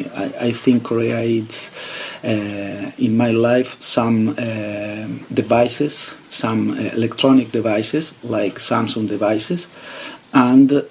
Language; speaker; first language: English; non-native, fluent; Spanish